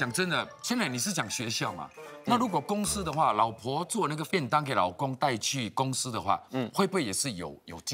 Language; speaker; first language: Chinese; native; Chinese